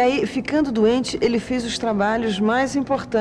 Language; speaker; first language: Portuguese; native; Portuguese